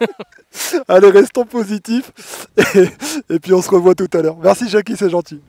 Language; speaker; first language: French; native; French